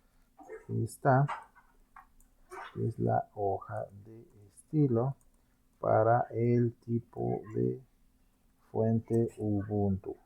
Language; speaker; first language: Spanish; native; Spanish